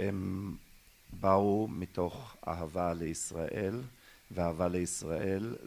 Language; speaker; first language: Hebrew; non-native, local second language; German